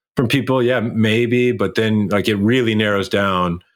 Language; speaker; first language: English; native; English